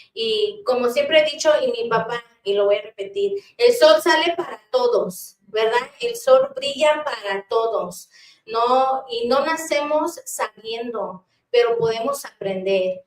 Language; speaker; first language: Spanish; early bilingual, heritage; Spanish